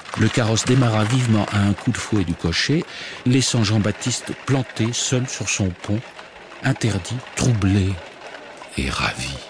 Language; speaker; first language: French; native; French